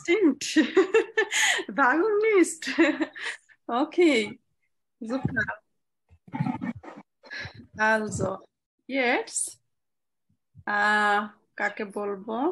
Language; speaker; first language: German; non-native, fluent; Bangla